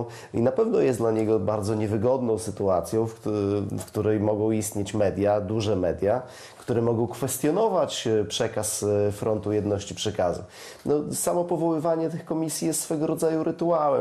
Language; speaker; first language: Polish; native; Polish